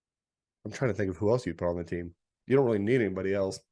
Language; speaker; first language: English; native; English